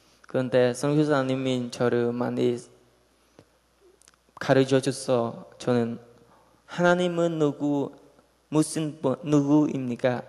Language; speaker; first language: Korean; non-native, learner; Khmer